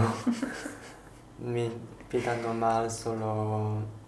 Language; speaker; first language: Spanish; non-native, learner; Chinese